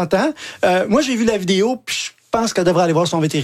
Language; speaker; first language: French; native; French